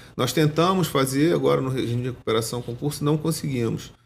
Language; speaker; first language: Portuguese; native; Portuguese